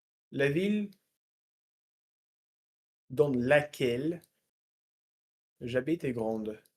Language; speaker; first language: French; non-native, learner; Russian